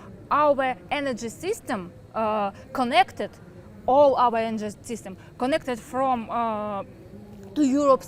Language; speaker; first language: English; non-native, learner; Ukrainian